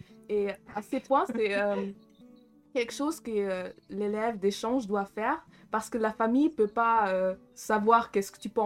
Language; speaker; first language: French; non-native, fluent; German